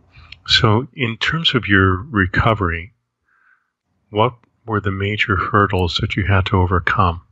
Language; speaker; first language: English; native; English